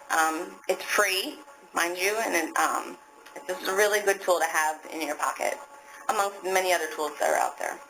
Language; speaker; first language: English; native; English